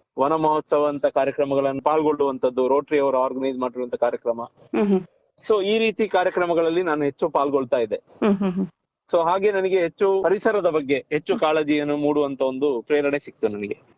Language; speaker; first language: Kannada; non-native, local second language; Kodava